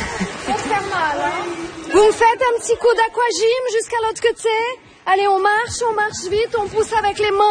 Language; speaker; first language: French; native; French